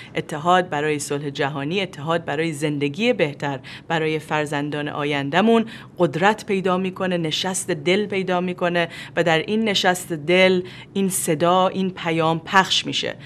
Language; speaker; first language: Persian; native; Persian